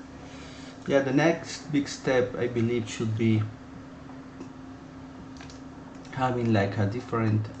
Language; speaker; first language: English; non-native, fluent; Spanish